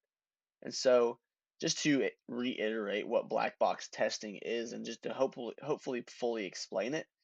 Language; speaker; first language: English; native; English